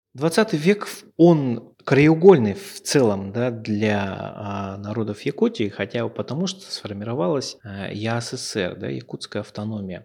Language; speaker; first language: Russian; native; Russian